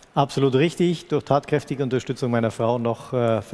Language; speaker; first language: German; native; German